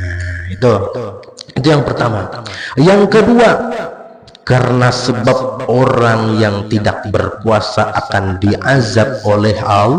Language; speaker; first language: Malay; non-native, local second language; Banjar